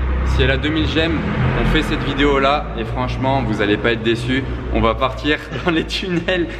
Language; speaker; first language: French; native; French